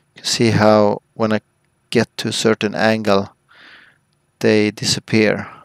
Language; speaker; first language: English; non-native, fluent; Swedish